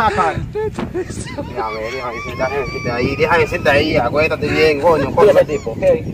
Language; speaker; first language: Spanish; non-native, learner; Haitian Creole